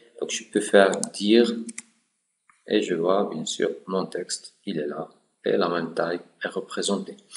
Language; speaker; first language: French; non-native, local second language; Arabic